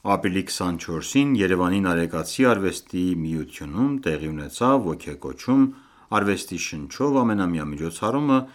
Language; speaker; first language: Armenian; native; Armenian